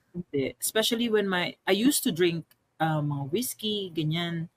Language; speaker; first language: Filipino; native; Filipino